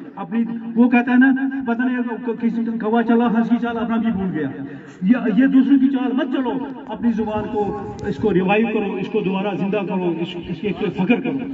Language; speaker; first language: Urdu; non-native, local second language; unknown